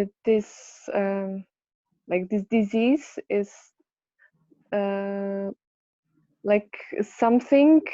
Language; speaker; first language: English; non-native, learner; Polish